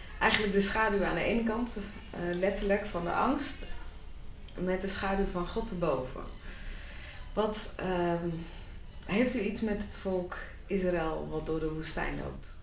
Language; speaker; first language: Dutch; native; Dutch